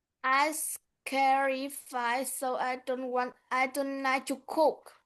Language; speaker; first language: English; non-native, learner; Vietnamese